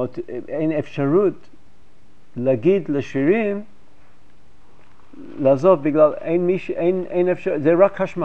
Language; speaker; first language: Hebrew; non-native, fluent; English